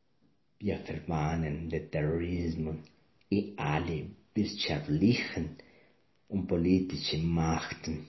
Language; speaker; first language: German; non-native, learner; Spanish